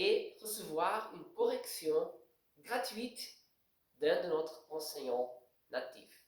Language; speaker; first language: French; non-native, fluent; Portuguese